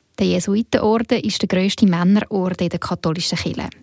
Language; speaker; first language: German; native; German